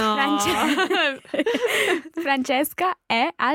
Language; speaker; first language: Italian; non-native, learner; English